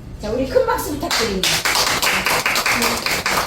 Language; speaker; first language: Korean; native; Korean